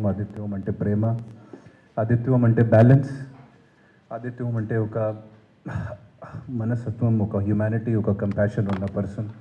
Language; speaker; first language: Telugu; non-native, local second language; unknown